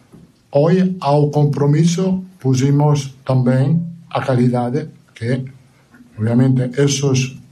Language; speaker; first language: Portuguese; non-native, learner; Italian